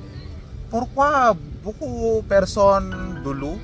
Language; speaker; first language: French; non-native, learner; Filipino